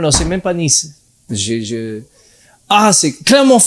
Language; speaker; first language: French; non-native, learner; English